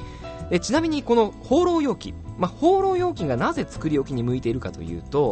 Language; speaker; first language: Japanese; native; Japanese